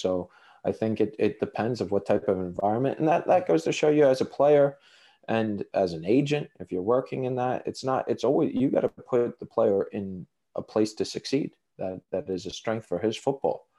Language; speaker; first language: English; native; English